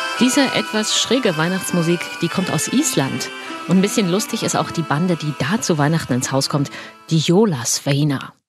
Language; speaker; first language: German; native; German